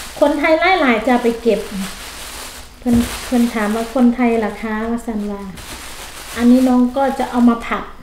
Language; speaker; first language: Thai; non-native, local second language; Northeastern Thai